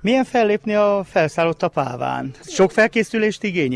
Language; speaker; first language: Hungarian; native; Hungarian